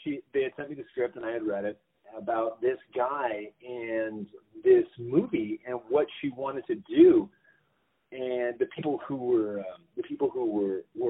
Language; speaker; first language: English; native; English